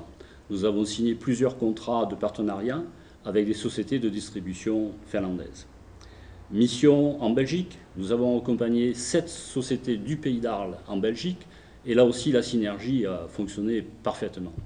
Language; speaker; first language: French; native; French